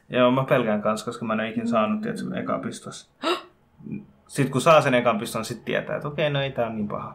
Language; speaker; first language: Finnish; early bilingual, other home language; Bangla